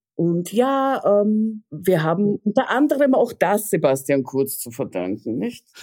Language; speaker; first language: German; early bilingual, other home language; Russian